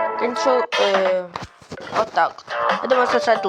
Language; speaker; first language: Ukrainian; non-native, local second language; Russian